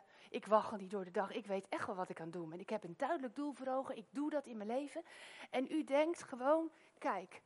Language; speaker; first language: Dutch; native; Dutch